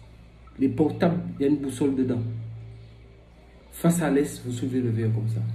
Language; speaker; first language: French; non-native, local second language; Fon